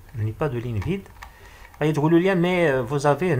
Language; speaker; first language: French; non-native, local second language; Arabic